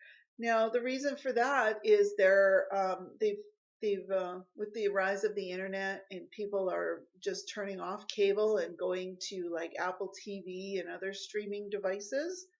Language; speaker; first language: English; native; English